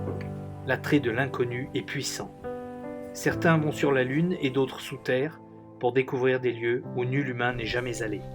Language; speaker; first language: French; native; French